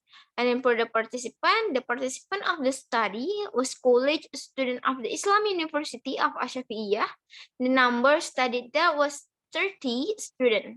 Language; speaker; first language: English; non-native, learner; Indonesian